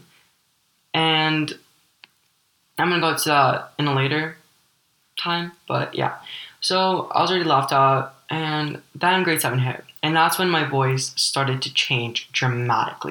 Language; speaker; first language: English; early bilingual, other home language; Ukrainian